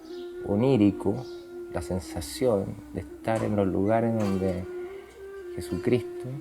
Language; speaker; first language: Spanish; native; Spanish